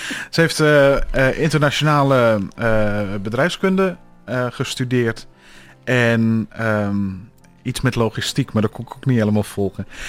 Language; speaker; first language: Dutch; native; Dutch